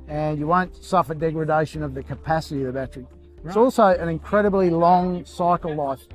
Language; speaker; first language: English; native; English